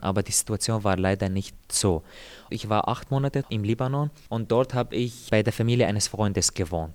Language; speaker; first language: German; non-native, fluent; Arabic